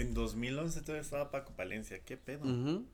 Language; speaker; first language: Spanish; native; Spanish